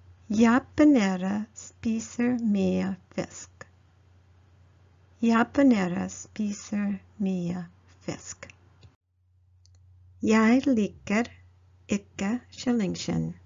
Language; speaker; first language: Norwegian; non-native, learner; English